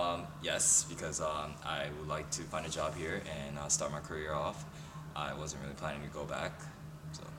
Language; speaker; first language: English; non-native, fluent; Japanese